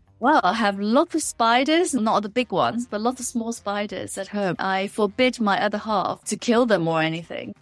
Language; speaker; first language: English; non-native, local second language; Chinese